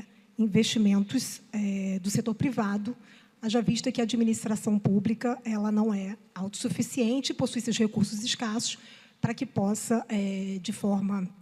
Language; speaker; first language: Portuguese; native; Portuguese